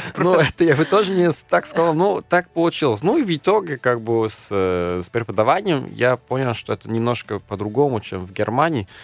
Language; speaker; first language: Russian; non-native, fluent; German